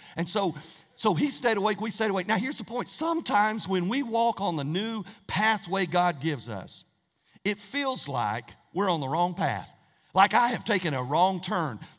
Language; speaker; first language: English; native; English